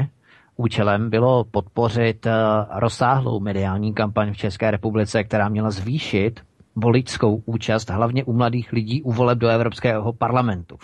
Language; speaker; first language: Czech; native; Czech